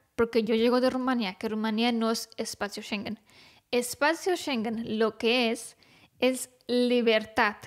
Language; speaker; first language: Spanish; non-native, fluent; Romanian